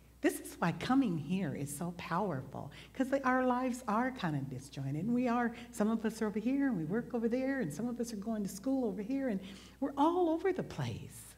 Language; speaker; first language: English; native; English